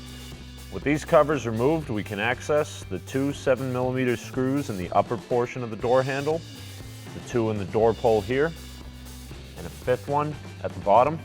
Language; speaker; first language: English; native; English